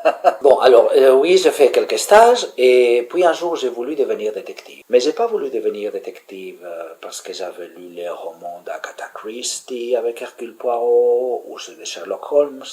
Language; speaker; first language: French; native; French